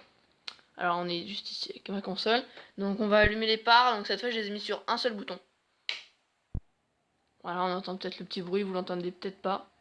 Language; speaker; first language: French; native; French